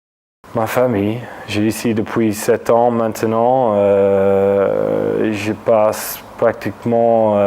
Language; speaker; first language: French; non-native, fluent; English